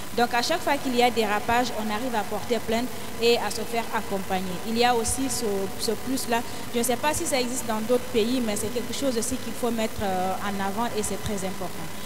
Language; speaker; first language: French; non-native, local second language; Fula